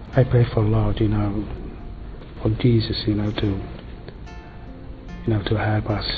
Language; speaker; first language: English; non-native, learner; French